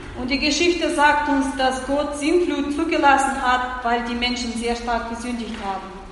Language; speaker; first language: German; non-native, fluent; Russian